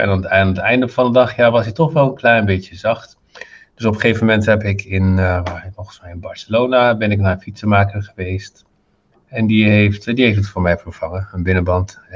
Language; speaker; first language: Dutch; non-native, fluent; Arabic